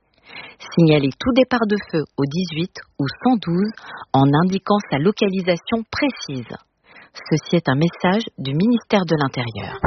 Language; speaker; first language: French; native; French